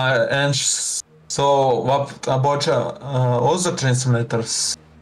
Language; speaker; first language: English; non-native, learner; Russian